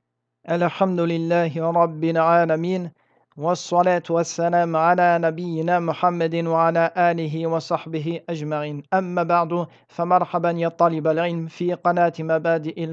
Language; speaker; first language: Arabic; non-native, fluent; French